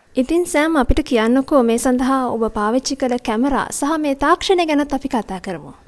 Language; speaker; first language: Sinhala; native; Sinhala